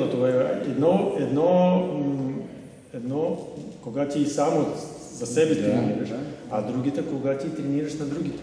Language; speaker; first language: Bulgarian; non-native, learner; Russian